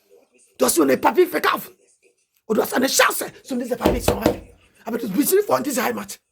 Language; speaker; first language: German; non-native, learner; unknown